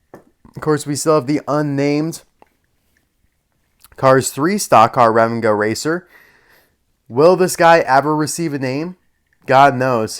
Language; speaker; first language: English; native; English